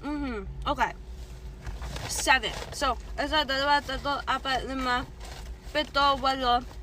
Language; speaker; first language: Filipino; non-native, learner; English